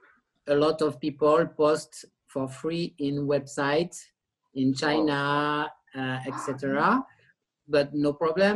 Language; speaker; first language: English; non-native, learner; French